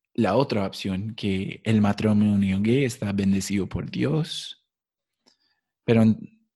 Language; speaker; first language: Spanish; non-native, fluent; English